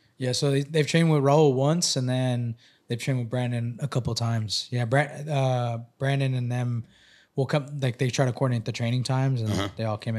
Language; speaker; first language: English; early bilingual, other home language; Spanish